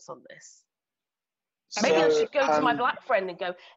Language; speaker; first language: English; native; English